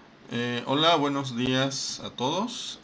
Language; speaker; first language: Spanish; native; Spanish